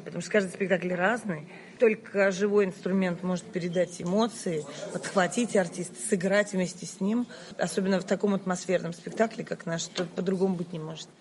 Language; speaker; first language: Russian; native; Russian